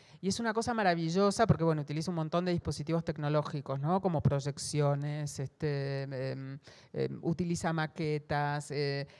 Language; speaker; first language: Spanish; native; Spanish